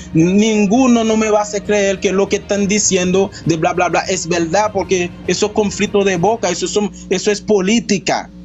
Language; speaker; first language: Spanish; non-native, fluent; Haitian Creole